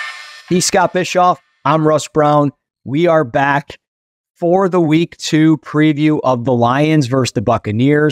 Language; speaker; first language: English; native; English